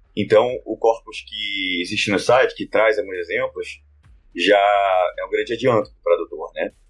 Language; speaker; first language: Portuguese; native; Portuguese